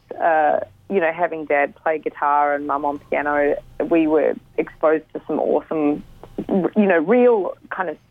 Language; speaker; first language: English; native; English